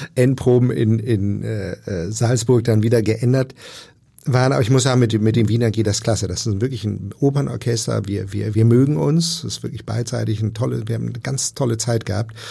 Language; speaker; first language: German; native; German